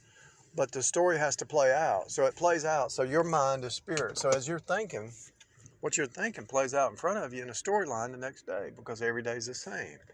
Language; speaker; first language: English; native; English